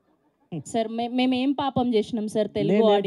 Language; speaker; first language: Telugu; native; Telugu